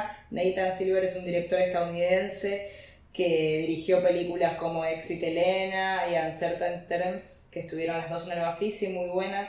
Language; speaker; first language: Spanish; native; Spanish